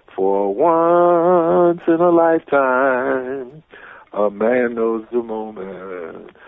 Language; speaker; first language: English; native; English